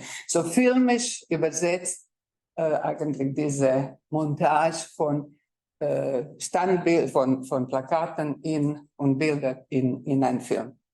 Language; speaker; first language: German; non-native, fluent; Croatian